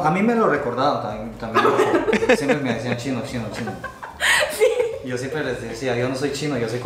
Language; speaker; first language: Spanish; early bilingual, other home language; Korean